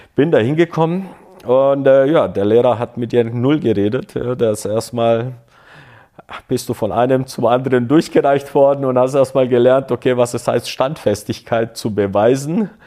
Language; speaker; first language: German; early bilingual, other home language; Croatian